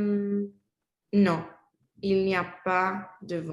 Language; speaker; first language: French; non-native, learner; Spanish